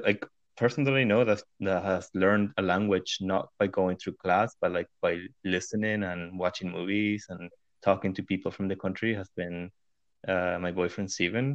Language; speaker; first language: English; non-native, fluent; Spanish